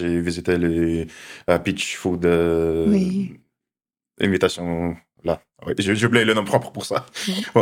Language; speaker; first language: French; non-native, learner; Russian